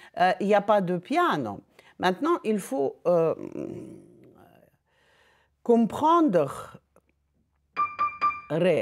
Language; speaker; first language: French; non-native, fluent; Russian